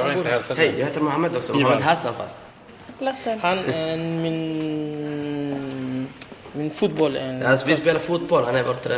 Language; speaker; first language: Swedish; early bilingual, other home language; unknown